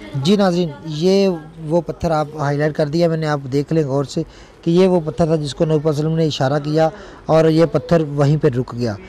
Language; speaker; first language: Urdu; non-native, local second language; Punjabi